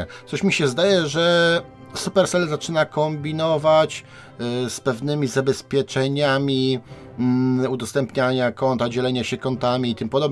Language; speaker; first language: Polish; native; Polish